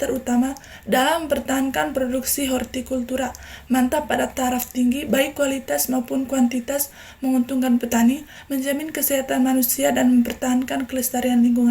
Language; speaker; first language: Indonesian; non-native, learner; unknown